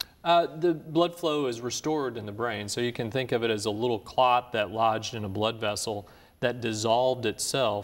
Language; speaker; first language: English; native; English